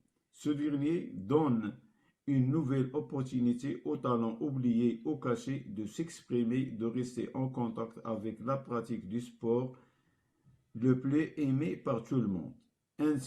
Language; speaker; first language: French; non-native, local second language; Arabic